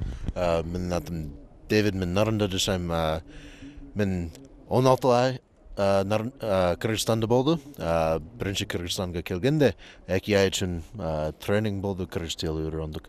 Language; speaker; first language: Kyrgyz; non-native, learner; English